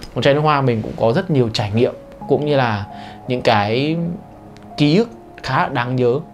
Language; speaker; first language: Vietnamese; native; Vietnamese